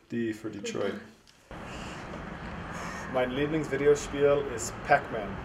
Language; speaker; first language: German; non-native, fluent; English